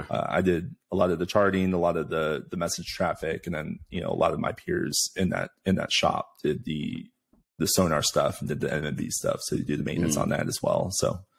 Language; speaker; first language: English; native; English